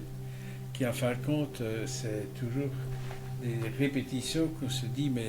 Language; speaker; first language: French; native; French